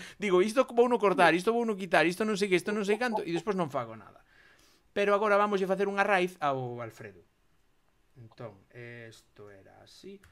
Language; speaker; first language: Galician; non-native, local second language; Spanish